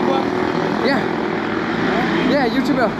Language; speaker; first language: English; non-native, learner; French